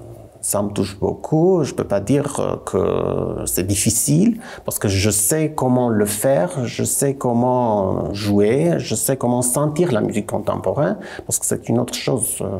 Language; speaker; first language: French; non-native, fluent; Armenian